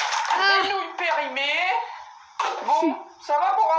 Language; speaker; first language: French; native; French